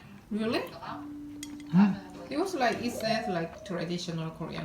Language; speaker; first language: English; non-native, fluent; Korean